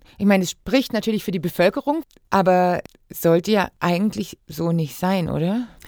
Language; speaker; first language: German; native; German